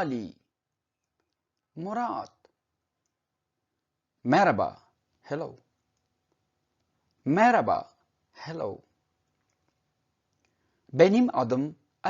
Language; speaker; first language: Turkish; non-native, fluent; Urdu